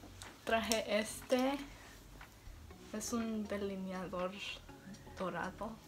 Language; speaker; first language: Spanish; early bilingual, heritage; Spanish